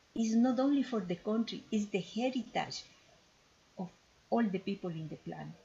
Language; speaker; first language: English; non-native, fluent; Spanish